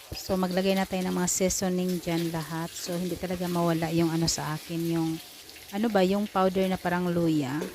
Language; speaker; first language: Filipino; non-native, local second language; Cebuano